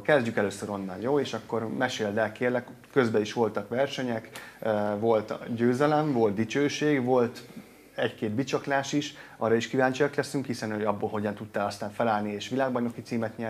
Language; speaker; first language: Hungarian; native; Hungarian